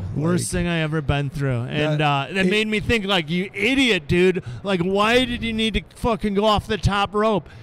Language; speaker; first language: English; native; English